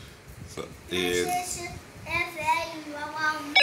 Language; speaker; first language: Portuguese; native; Portuguese